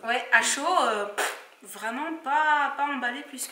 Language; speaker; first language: French; native; French